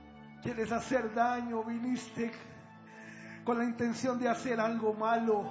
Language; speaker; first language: Spanish; native; Spanish